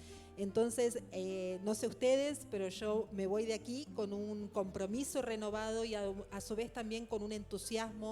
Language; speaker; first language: Spanish; native; Spanish